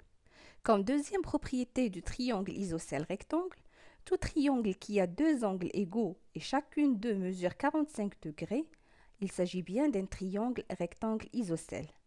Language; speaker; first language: French; non-native, local second language; Arabic